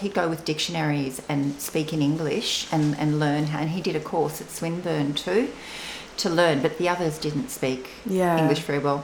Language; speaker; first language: English; non-native, local second language; Venetian